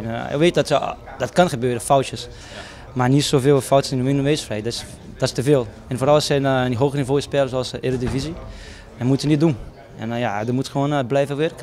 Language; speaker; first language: Dutch; non-native, fluent; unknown